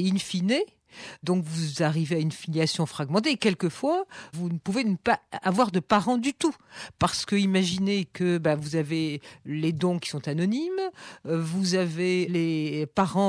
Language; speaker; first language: French; native; French